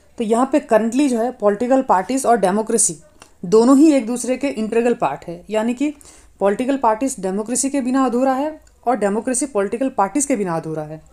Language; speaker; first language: Hindi; non-native, local second language; Nepali